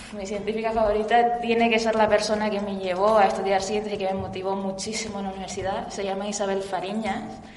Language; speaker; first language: Spanish; early bilingual, other home language; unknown